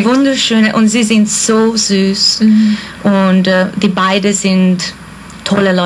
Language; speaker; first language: German; non-native, fluent; Hungarian